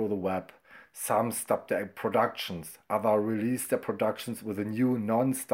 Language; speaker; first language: English; non-native, fluent; German